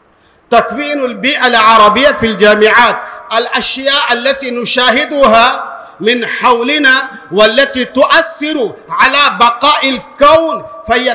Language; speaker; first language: Arabic; non-native, fluent; Urdu